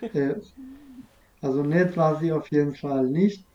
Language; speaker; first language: German; non-native, fluent; Arabic